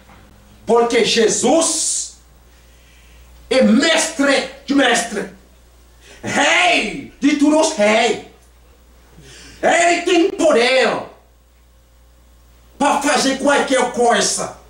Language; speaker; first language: Portuguese; non-native, learner; Haitian Creole